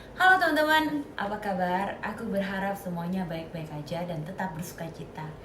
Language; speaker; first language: Indonesian; native; Indonesian